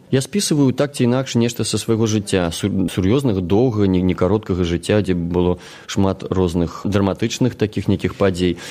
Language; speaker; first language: Belarusian; native; Belarusian